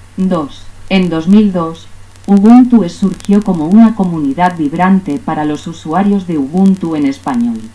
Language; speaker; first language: Spanish; native; Spanish